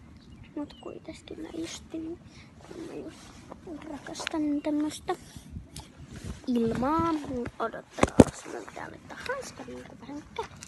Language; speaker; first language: Finnish; native; Finnish